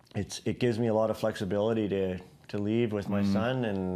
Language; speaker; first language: English; native; English